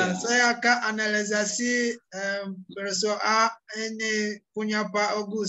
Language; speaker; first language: Indonesian; non-native, learner; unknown